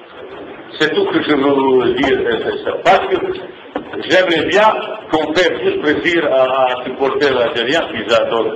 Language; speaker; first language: French; non-native, fluent; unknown